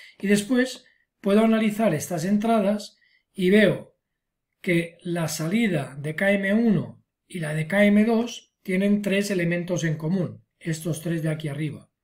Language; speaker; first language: Spanish; non-native, local second language; Catalan